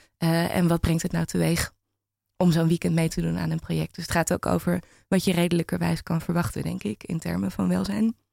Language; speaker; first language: Dutch; native; Dutch